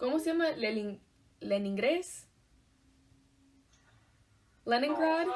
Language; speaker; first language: Spanish; early bilingual, heritage; Spanish